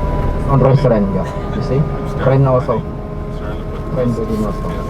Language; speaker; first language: English; non-native, learner; Khmer